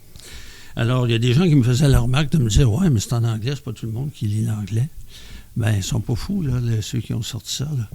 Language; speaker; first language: French; native; French